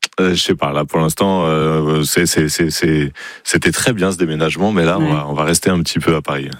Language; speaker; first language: French; native; French